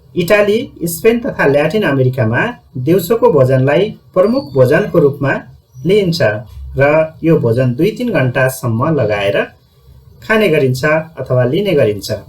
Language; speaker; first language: Nepali; native; Nepali